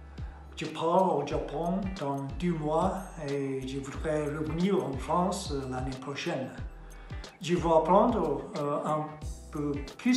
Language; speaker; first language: French; non-native, learner; Japanese